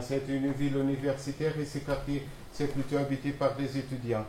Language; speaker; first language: French; non-native, fluent; Portuguese